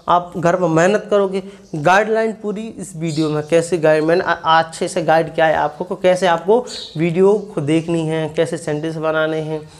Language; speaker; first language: Hindi; non-native, local second language; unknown